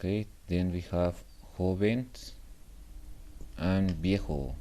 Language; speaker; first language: English; non-native, learner; Spanish